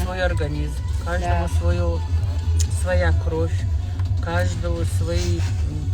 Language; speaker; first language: Russian; non-native, local second language; Chechen